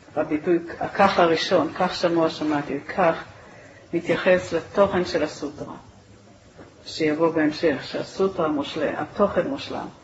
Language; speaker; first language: Hebrew; native; Hebrew